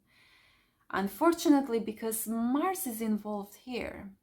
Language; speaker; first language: English; non-native, fluent; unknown